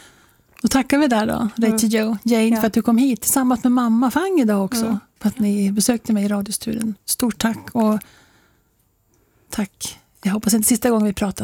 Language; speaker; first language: Swedish; native; Swedish